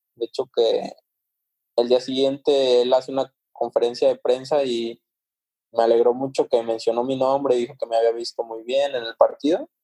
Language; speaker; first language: Spanish; native; Spanish